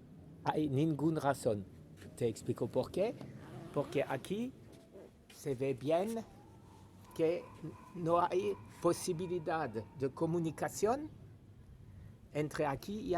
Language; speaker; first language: Spanish; non-native, learner; French